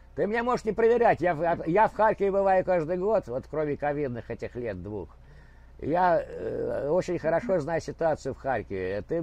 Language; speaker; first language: Russian; native; Russian